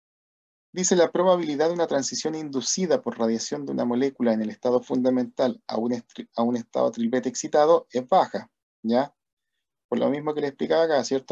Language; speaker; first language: Spanish; native; Spanish